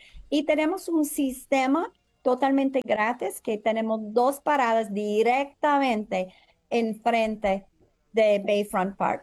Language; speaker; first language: Spanish; non-native, fluent; English